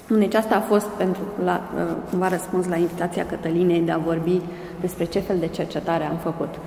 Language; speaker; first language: Romanian; native; Romanian